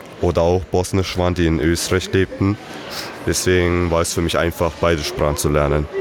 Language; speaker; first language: German; early bilingual, other home language; Bosnian